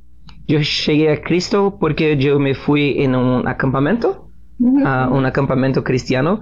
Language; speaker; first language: Spanish; non-native, learner; Portuguese